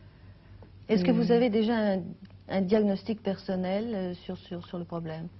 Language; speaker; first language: French; native; French